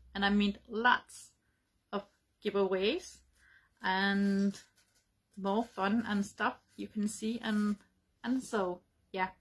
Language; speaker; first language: English; non-native, learner; Danish